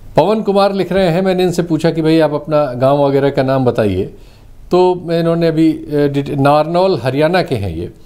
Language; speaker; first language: Hindi; native; Hindi